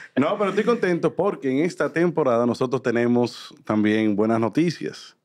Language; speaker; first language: Spanish; native; Spanish